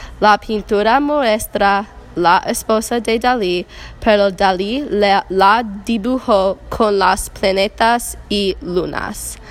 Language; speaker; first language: Spanish; non-native, learner; English